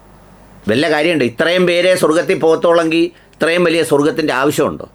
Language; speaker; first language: Malayalam; native; Malayalam